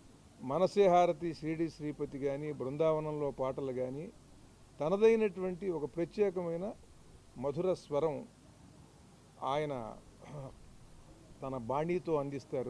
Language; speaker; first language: Telugu; native; Telugu